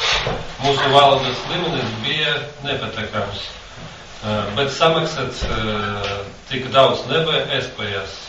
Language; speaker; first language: Latvian; non-native, learner; Russian